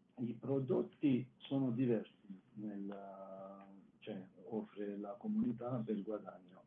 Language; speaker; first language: Italian; non-native, fluent; Armenian